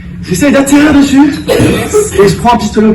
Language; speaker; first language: French; native; French